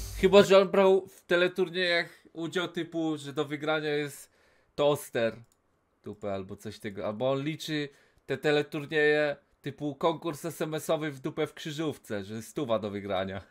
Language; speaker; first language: Polish; native; Polish